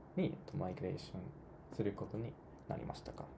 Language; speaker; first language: Japanese; non-native, learner; English